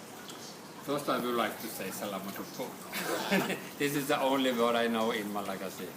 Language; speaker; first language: English; non-native, fluent; Norwegian